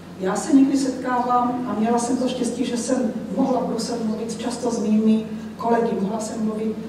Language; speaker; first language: Czech; native; Czech